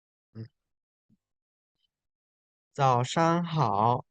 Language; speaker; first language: Chinese; non-native, fluent; Indonesian